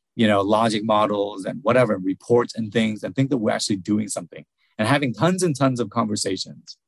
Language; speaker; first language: English; early bilingual, other home language; Vietnamese